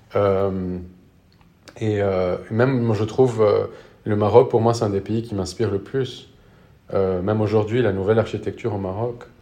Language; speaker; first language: French; non-native, local second language; Arabic